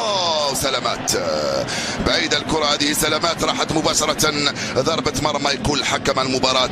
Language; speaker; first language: Arabic; native; Arabic